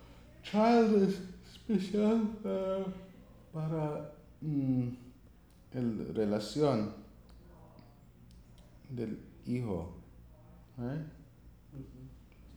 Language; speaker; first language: Spanish; non-native, learner; English